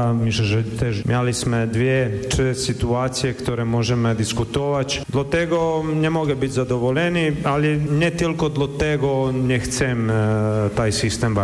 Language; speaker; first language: Polish; non-native, learner; Croatian